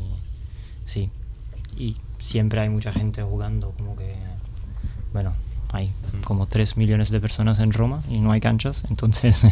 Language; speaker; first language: Spanish; non-native, fluent; Italian